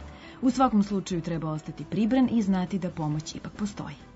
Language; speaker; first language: Serbian; native; Serbian